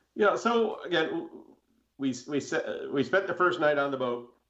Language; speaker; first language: English; native; English